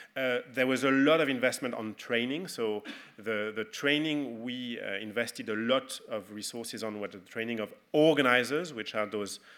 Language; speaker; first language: English; non-native, fluent; French